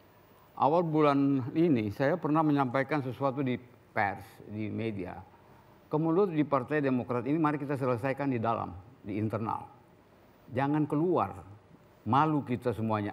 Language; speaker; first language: Indonesian; native; Indonesian